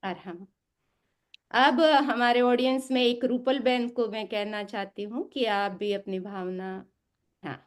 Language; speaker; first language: Hindi; native; Hindi